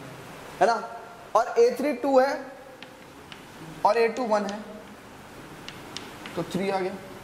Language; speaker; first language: Hindi; native; Hindi